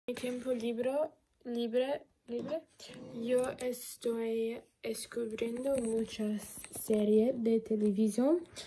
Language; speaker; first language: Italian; non-native, learner; English